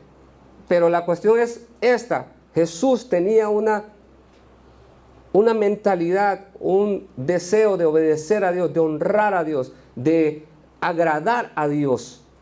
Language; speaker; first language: Spanish; native; Spanish